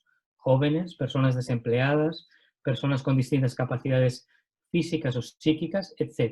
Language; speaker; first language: Spanish; native; Spanish